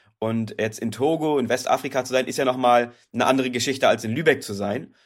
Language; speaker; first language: German; native; German